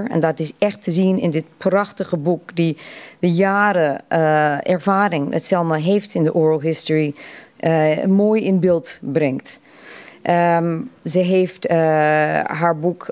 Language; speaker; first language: Dutch; non-native, fluent; English